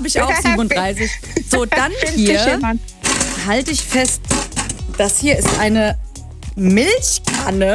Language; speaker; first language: German; native; German